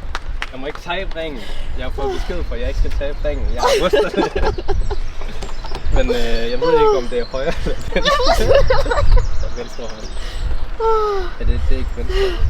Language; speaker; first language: Danish; early bilingual, other home language; Tamil